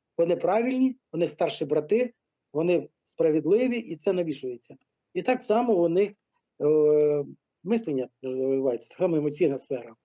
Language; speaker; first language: Ukrainian; non-native, local second language; Russian